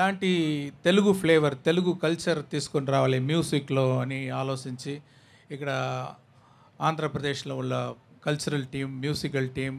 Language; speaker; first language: Telugu; non-native, fluent; Tamil